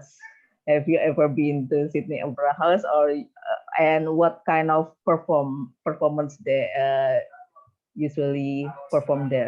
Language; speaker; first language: English; non-native, fluent; Indonesian